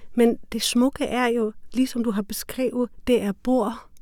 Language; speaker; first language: Danish; non-native, fluent; German